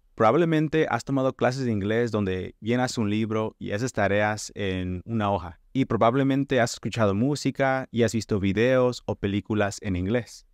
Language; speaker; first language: Spanish; non-native, fluent; English